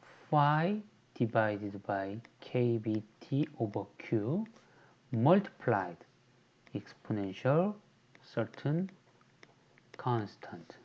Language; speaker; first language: English; non-native, fluent; Korean